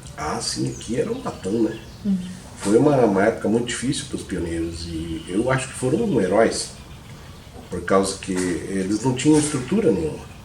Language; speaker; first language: Portuguese; native; Portuguese